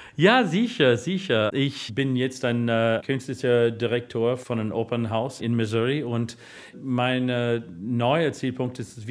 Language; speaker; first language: German; non-native, fluent; English